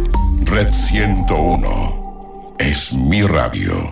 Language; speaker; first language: Spanish; native; Spanish